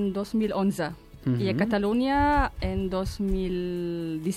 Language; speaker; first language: Catalan; non-native, fluent; Arabic